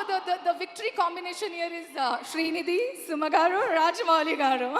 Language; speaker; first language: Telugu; non-native, learner; Kannada